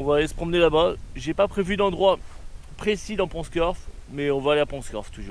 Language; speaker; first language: French; native; French